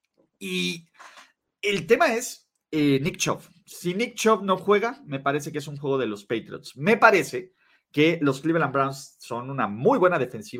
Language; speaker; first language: Spanish; native; Spanish